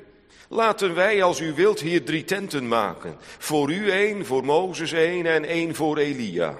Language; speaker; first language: Dutch; native; Dutch